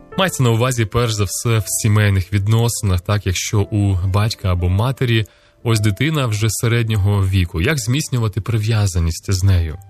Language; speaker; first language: Ukrainian; native; Ukrainian